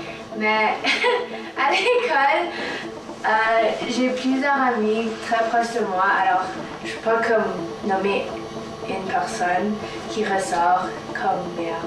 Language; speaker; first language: French; non-native, local second language; English